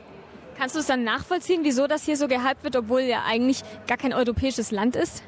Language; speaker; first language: German; native; German